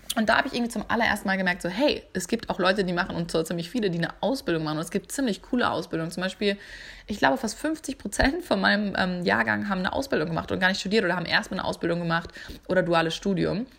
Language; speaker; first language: German; native; German